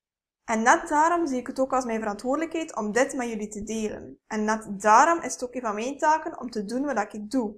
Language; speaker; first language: Dutch; native; Dutch